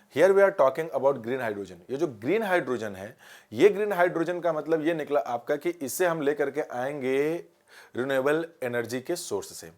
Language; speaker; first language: Hindi; native; Hindi